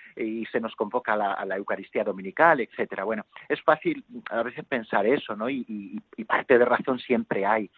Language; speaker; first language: Spanish; native; Spanish